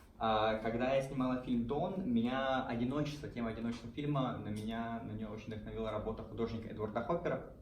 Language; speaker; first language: Russian; native; Russian